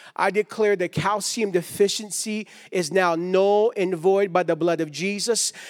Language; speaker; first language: English; native; English